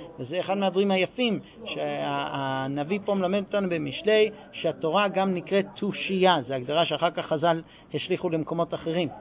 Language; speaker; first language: Hebrew; non-native, fluent; English